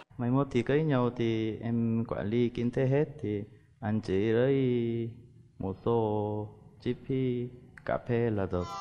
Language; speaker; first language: Vietnamese; non-native, fluent; Korean